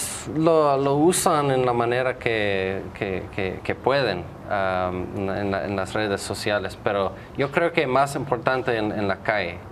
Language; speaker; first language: Spanish; non-native, fluent; English